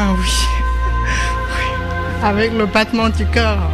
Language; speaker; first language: French; non-native, fluent; Chinese